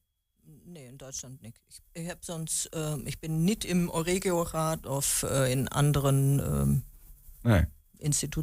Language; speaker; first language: Dutch; non-native, learner; German